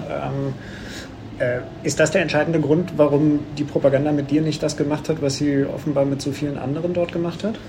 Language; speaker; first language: German; native; German